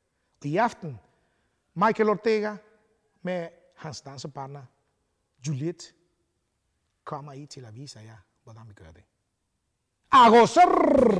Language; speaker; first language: Danish; non-native, fluent; Spanish